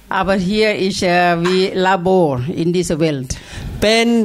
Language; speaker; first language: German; non-native, learner; Thai